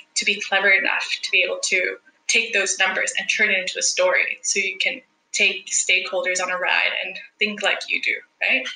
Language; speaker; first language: English; non-native, fluent; Spanish